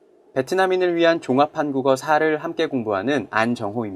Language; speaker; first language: Korean; native; Korean